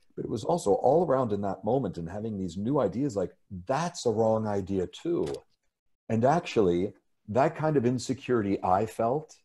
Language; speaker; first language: English; native; English